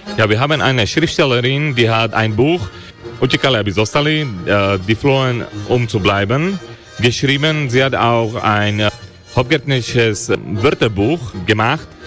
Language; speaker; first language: German; non-native, local second language; Slovak